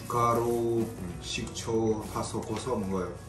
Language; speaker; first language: Korean; non-native, learner; Russian